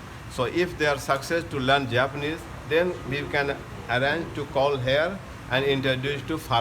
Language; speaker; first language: English; non-native, local second language; Hindi